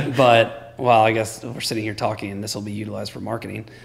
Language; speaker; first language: English; native; English